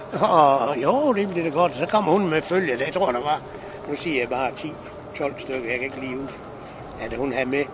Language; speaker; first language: Danish; native; Danish